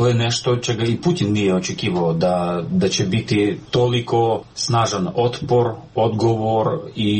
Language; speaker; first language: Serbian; non-native, fluent; Ukrainian